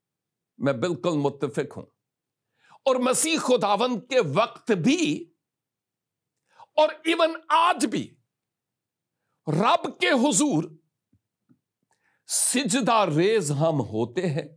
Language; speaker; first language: Urdu; native; Urdu